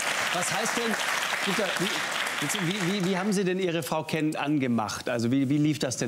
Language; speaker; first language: German; native; German